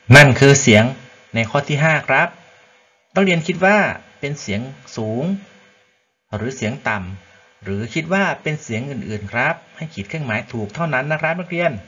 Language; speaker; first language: Thai; native; Thai